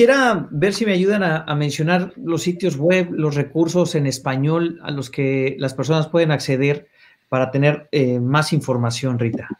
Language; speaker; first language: Spanish; native; Spanish